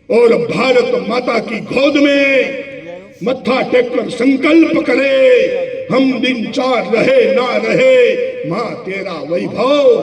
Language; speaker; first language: Hindi; non-native, local second language; Gujarati